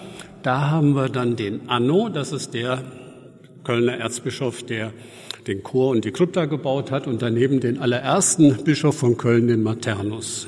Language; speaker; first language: German; native; German